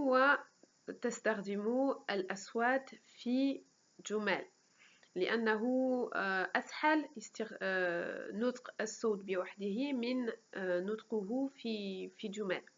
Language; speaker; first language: Arabic; non-native, fluent; French